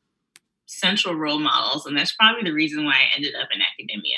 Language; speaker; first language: English; native; English